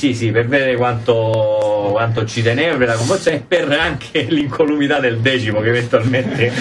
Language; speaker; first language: Italian; native; Italian